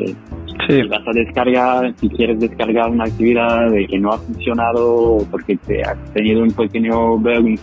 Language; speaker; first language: Spanish; non-native, fluent; French